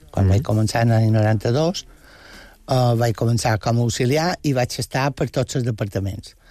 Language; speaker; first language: Catalan; non-native, local second language; Spanish